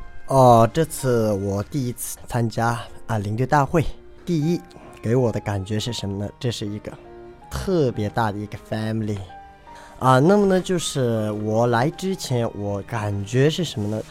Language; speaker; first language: Chinese; non-native, local second language; Tibetan